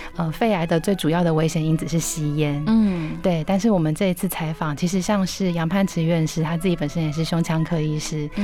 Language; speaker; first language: Chinese; native; Chinese